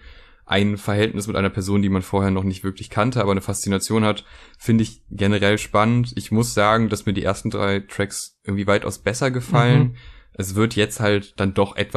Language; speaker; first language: German; native; German